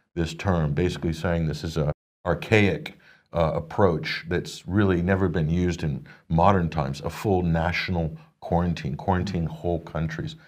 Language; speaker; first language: English; native; English